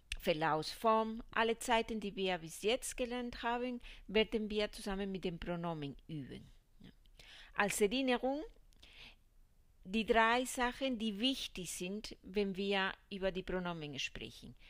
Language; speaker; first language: German; non-native, fluent; Spanish